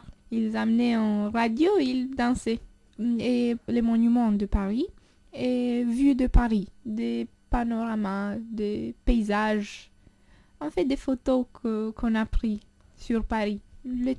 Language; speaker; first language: French; non-native, fluent; Romanian